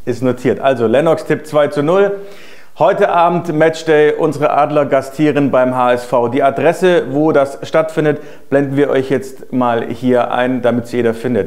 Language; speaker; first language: German; native; German